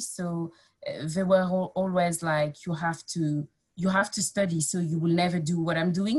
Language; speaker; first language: English; non-native, fluent; French